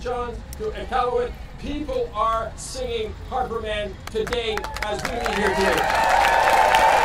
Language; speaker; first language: English; native; English